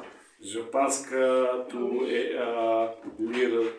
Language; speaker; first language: French; non-native, learner; Macedonian